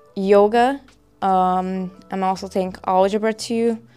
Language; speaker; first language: English; non-native, fluent; Portuguese